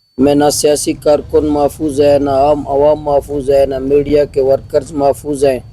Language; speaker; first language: Urdu; non-native, local second language; Baluchi